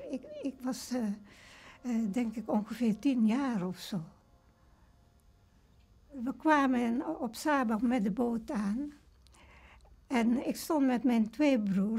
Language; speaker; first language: Dutch; early bilingual, other home language; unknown